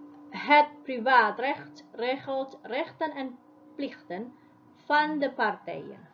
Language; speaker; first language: Dutch; non-native, fluent; Indonesian